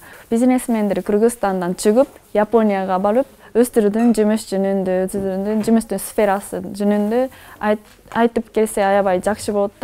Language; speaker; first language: Kyrgyz; non-native, fluent; Japanese